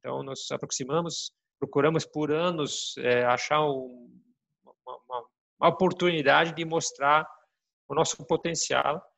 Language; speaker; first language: Portuguese; non-native, fluent; German